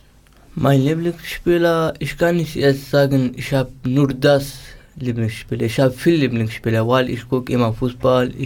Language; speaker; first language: German; non-native, learner; Turkish